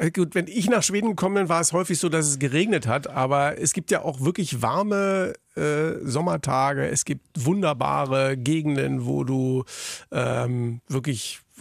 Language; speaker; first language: German; native; German